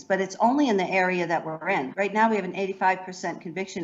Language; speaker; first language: English; native; English